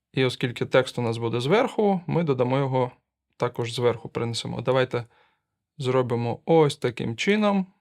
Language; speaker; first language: Ukrainian; non-native, local second language; Russian